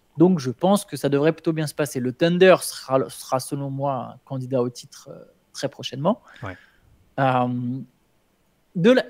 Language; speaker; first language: French; native; French